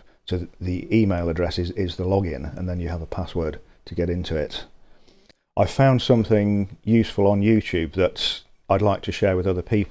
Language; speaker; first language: English; native; English